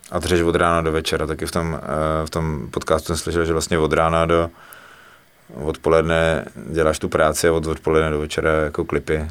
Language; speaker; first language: Czech; native; Czech